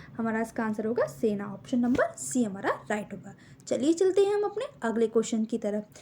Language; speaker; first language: Hindi; native; Hindi